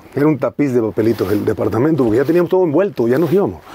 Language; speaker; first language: Spanish; native; Spanish